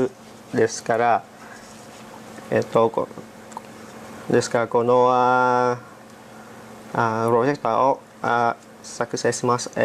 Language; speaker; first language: Japanese; non-native, learner; Vietnamese